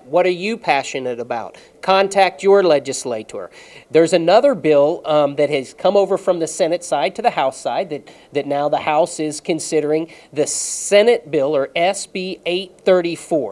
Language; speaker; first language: English; native; English